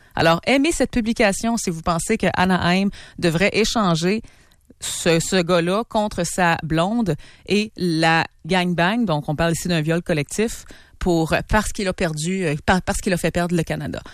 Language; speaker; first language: French; native; French